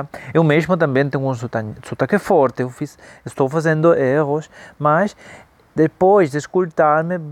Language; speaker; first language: Portuguese; non-native, fluent; Spanish